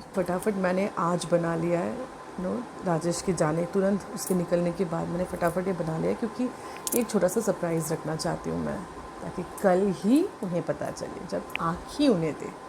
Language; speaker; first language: Hindi; non-native, local second language; Bangla